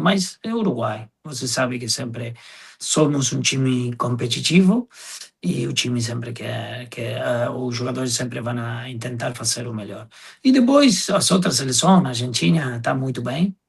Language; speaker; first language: Portuguese; non-native, fluent; Spanish